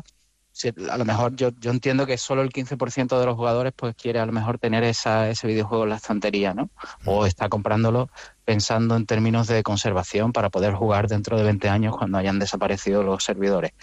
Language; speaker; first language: Spanish; native; Spanish